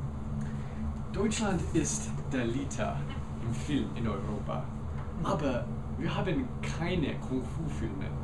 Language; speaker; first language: German; non-native, learner; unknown